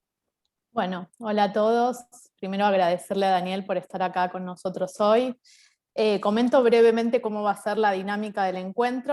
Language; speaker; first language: Spanish; native; Spanish